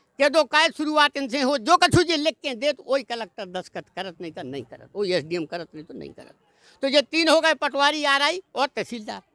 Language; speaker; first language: Hindi; native; Hindi